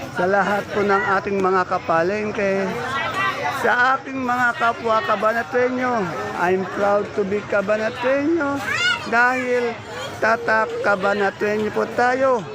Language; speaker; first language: Filipino; native; Filipino